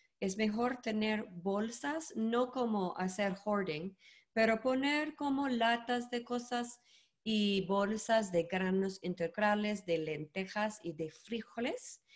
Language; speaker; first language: Spanish; non-native, learner; English